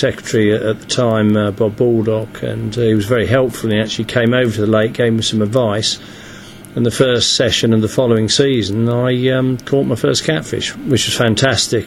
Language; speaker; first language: English; native; English